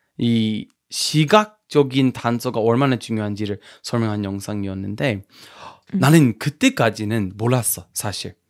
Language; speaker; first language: Korean; non-native, fluent; English